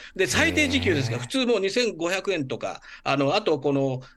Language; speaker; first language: Japanese; native; Japanese